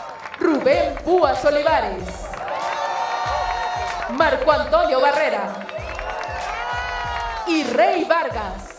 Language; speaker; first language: Spanish; native; Spanish